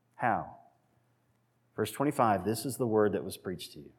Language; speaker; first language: English; native; English